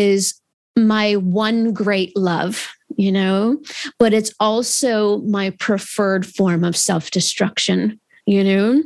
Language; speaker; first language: English; native; English